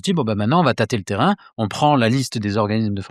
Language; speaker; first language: French; native; French